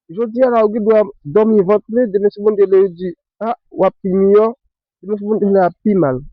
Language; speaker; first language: Haitian Creole; native; Haitian Creole